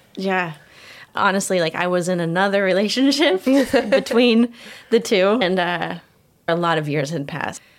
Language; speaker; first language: English; native; English